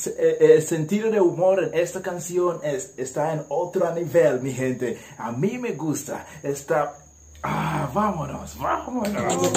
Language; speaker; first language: Spanish; non-native, learner; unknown